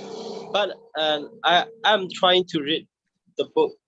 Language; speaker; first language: English; non-native, learner; Burmese